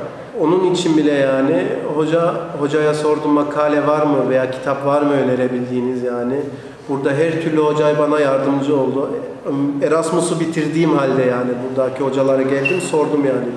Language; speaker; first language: Turkish; early bilingual, heritage; Turkish